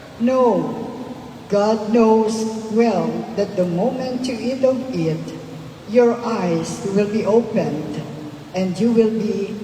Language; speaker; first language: English; non-native, local second language; Filipino